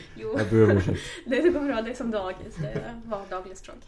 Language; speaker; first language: Swedish; non-native, fluent; Russian